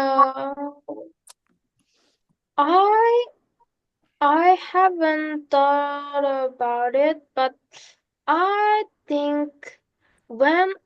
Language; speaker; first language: English; non-native, learner; Korean